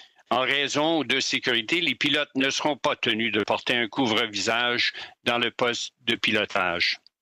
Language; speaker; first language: French; native; French